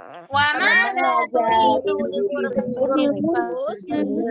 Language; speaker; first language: Arabic; non-native, learner; Indonesian